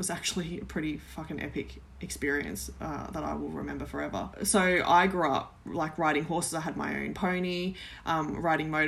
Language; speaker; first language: English; native; English